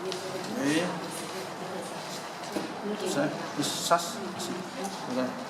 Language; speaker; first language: French; non-native, learner; Vietnamese